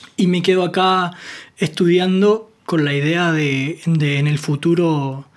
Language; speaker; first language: Spanish; native; Spanish